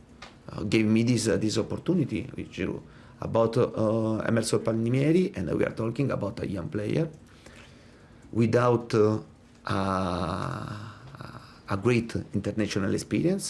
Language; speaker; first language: English; non-native, fluent; Italian